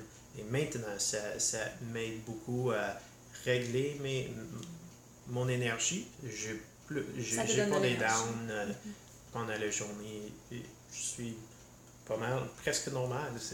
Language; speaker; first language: French; non-native, learner; English